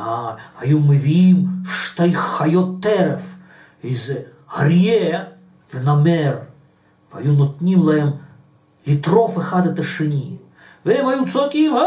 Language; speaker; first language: Hebrew; non-native, fluent; Russian